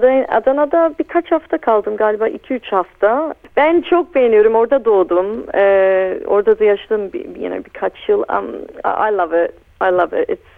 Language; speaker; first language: Turkish; early bilingual, heritage; Turkish